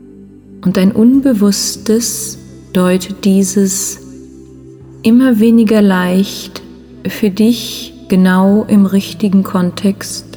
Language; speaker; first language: German; native; German